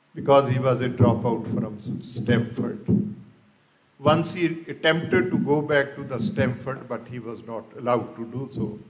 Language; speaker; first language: English; non-native, local second language; Punjabi